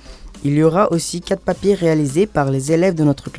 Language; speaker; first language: French; native; French